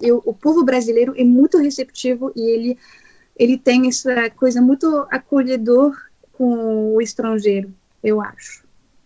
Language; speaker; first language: Portuguese; non-native, fluent; French